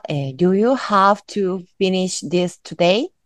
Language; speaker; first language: English; non-native, learner; Japanese